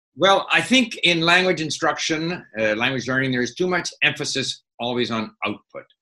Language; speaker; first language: English; native; English